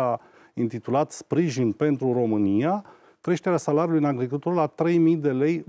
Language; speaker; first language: Romanian; native; Romanian